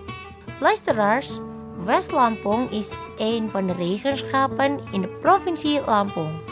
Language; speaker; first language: Dutch; non-native, fluent; Indonesian